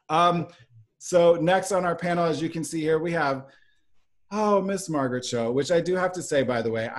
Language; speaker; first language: English; native; English